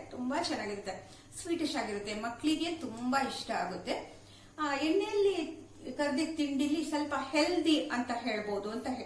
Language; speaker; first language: Kannada; native; Kannada